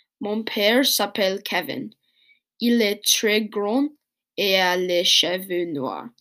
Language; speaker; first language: French; non-native, learner; English